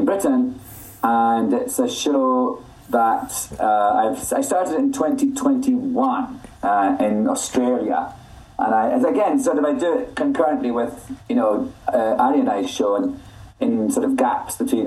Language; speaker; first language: English; native; English